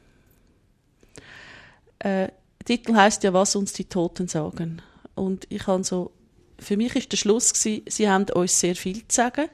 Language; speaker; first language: German; native; German